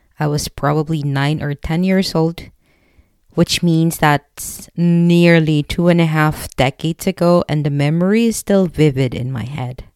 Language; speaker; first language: English; non-native, local second language; Filipino